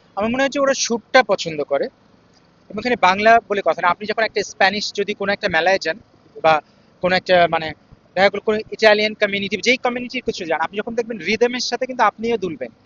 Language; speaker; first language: Bangla; native; Bangla